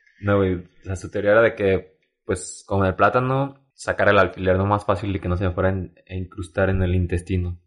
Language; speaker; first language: Spanish; native; Spanish